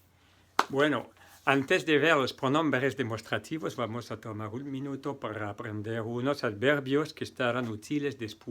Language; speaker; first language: Spanish; non-native, fluent; French